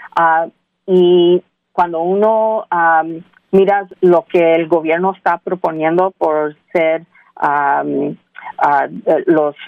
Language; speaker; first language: Spanish; early bilingual, heritage; Spanish